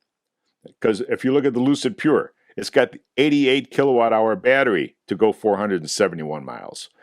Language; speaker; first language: English; native; English